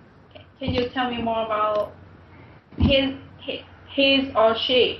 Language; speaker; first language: English; non-native, learner; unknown